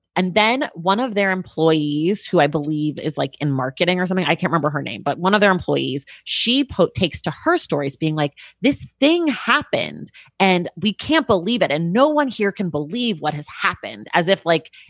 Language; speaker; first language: English; native; English